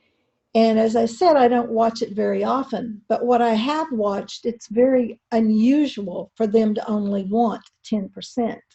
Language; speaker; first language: English; native; English